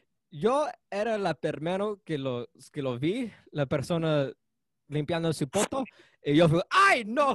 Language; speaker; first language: Spanish; early bilingual, heritage; Spanish